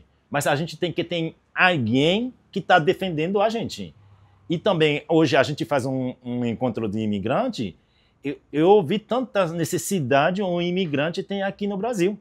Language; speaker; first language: Portuguese; non-native, learner; Haitian Creole